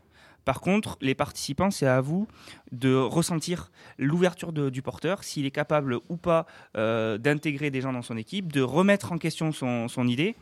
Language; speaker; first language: French; native; French